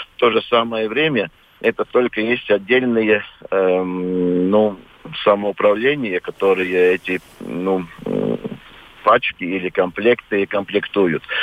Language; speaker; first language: Russian; non-native, local second language; Latvian